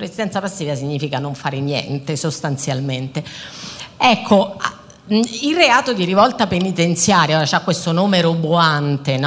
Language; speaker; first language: Italian; native; Italian